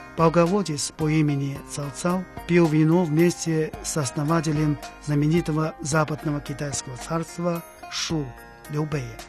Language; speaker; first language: Russian; non-native, fluent; Chinese